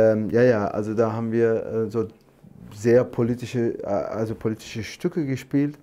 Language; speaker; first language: German; non-native, fluent; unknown